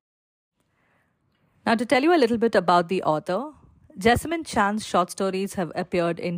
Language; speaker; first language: English; non-native, local second language; Malayalam